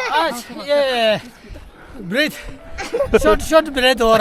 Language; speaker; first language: Hindi; non-native, fluent; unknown